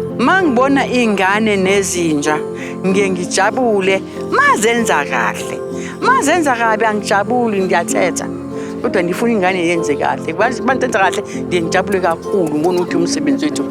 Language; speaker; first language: Zulu; non-native, local second language; Xhosa